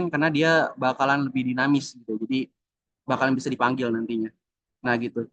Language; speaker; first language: Indonesian; native; Indonesian